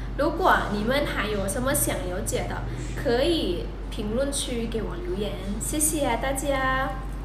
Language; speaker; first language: Chinese; non-native, fluent; Lao